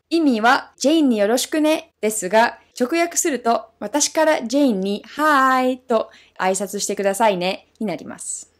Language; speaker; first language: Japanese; non-native, fluent; English